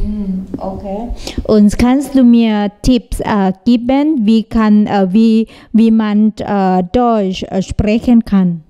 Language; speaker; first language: German; non-native, learner; Thai